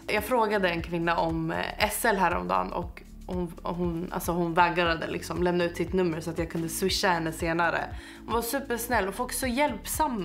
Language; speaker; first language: Swedish; native; Swedish